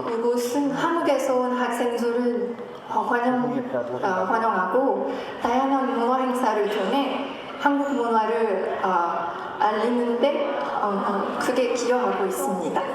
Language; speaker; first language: Korean; non-native, fluent; French